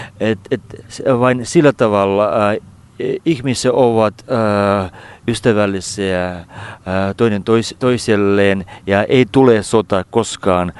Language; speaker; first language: Finnish; non-native, fluent; Russian